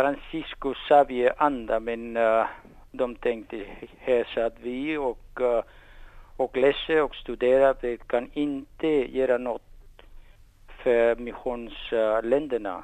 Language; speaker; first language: Swedish; non-native, fluent; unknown